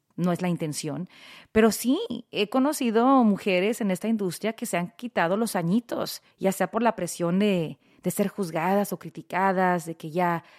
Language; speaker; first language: Spanish; early bilingual, heritage; Spanish